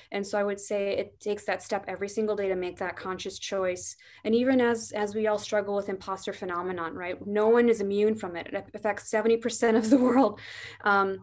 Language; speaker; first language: English; native; English